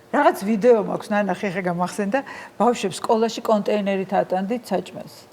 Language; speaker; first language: Georgian; native; Georgian